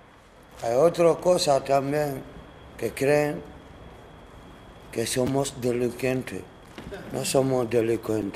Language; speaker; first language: Spanish; non-native, learner; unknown